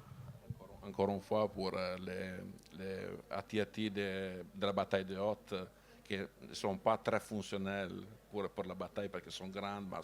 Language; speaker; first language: French; non-native, learner; Italian